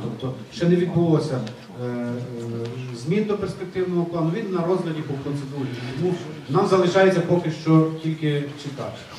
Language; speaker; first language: Ukrainian; native; Ukrainian